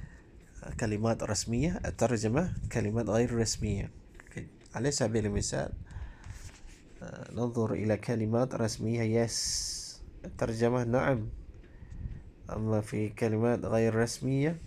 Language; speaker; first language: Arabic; non-native, fluent; Malay